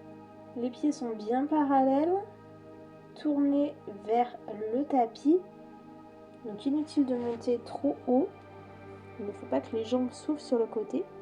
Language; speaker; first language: French; native; French